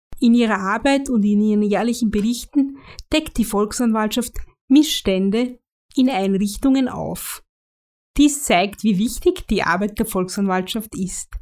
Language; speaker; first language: German; native; German